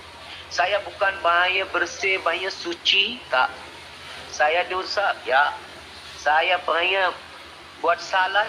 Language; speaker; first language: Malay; non-native, learner; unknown